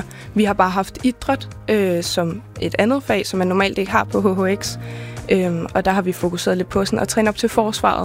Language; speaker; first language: Danish; native; Danish